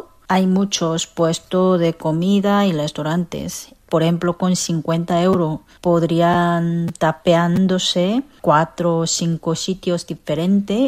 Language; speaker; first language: Spanish; non-native, fluent; Korean